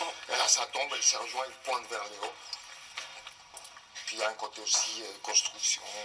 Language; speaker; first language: French; non-native, fluent; Spanish